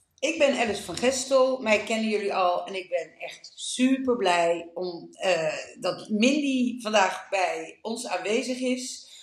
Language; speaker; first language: Dutch; native; Dutch